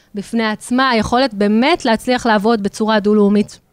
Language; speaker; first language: Hebrew; native; Hebrew